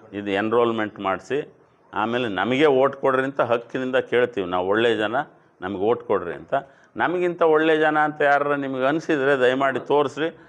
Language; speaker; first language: Kannada; native; Kannada